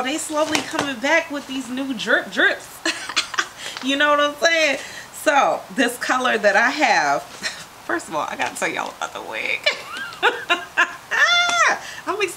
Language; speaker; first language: English; native; English